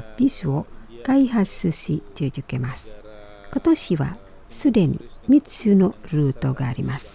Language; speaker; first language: Japanese; non-native, fluent; Indonesian